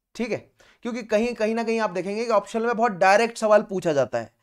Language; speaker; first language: Hindi; native; Hindi